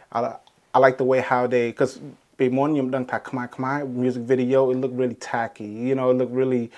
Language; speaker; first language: English; native; English